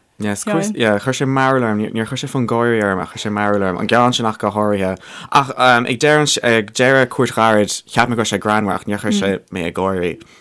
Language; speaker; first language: Irish; native; Irish